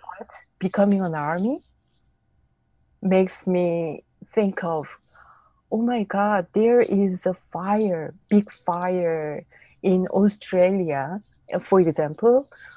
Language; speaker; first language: English; non-native, fluent; Korean